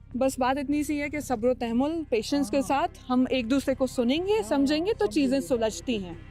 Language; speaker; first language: Hindi; native; Hindi